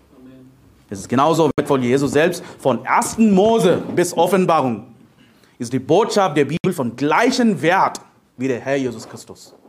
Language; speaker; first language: German; non-native, fluent; Telugu